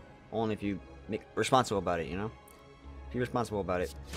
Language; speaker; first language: English; native; English